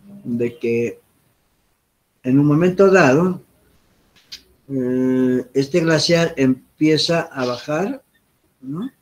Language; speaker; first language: Spanish; native; Spanish